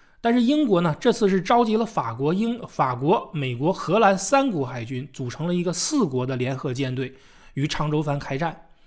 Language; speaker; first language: Chinese; native; Chinese